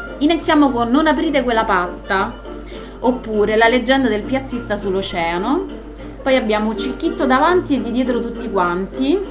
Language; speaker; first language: Italian; native; Italian